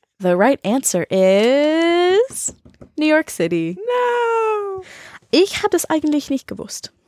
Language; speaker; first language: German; non-native, learner; English